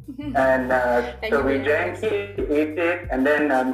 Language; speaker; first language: English; non-native, local second language; Tamil